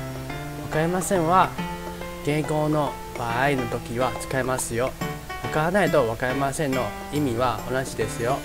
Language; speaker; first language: Japanese; non-native, learner; Chinese